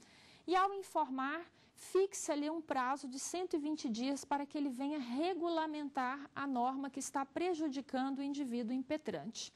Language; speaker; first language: Portuguese; native; Portuguese